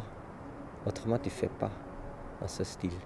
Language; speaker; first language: French; non-native, local second language; German